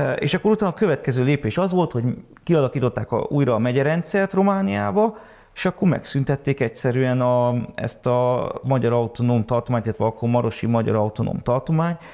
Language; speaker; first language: Hungarian; early bilingual, heritage; Hungarian